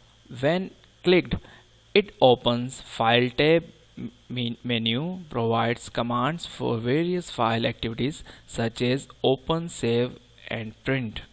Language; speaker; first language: English; non-native, local second language; Hindi